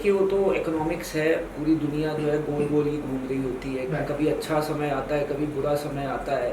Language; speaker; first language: Hindi; native; Hindi